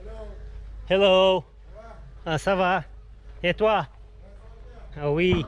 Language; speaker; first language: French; non-native, learner; Portuguese